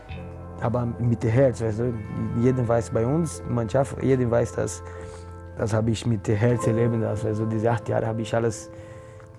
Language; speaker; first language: German; non-native, learner; Portuguese